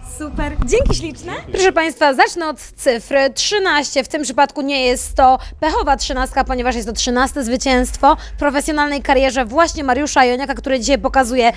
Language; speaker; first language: Polish; native; Polish